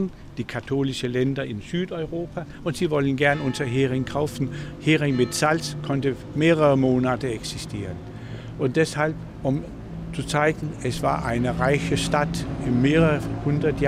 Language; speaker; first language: German; non-native, learner; Danish